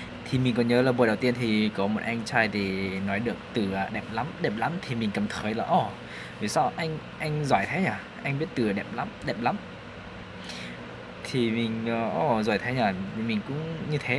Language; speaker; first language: Vietnamese; non-native, fluent; Lao